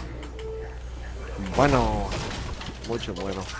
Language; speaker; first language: Spanish; non-native, learner; English